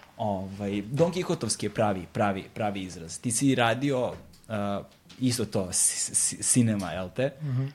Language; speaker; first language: Serbian; native; Serbian